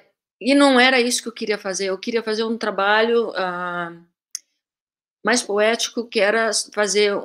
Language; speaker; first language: Portuguese; early bilingual, heritage; Portuguese